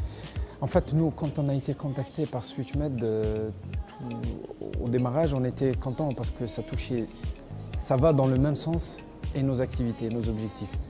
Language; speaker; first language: French; non-native, local second language; Arabic